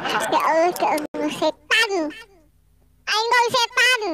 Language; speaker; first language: Vietnamese; non-native, learner; Indonesian